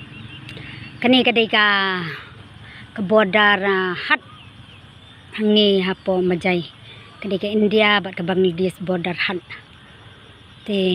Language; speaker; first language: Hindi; non-native, local second language; Khasi